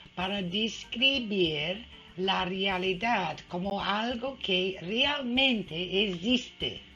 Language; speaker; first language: Spanish; non-native, fluent; English